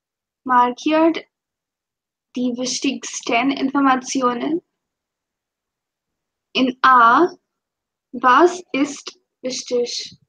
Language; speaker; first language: German; non-native, fluent; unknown